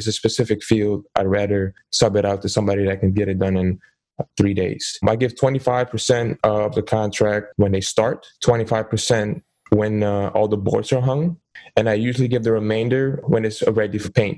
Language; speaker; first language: English; non-native, fluent; Dutch